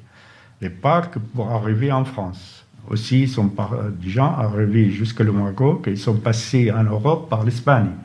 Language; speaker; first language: French; non-native, fluent; Arabic